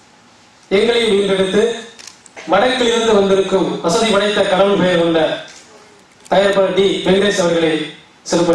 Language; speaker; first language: Tamil; native; Tamil